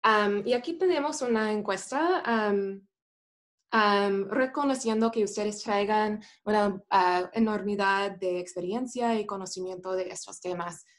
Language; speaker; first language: Spanish; non-native, fluent; English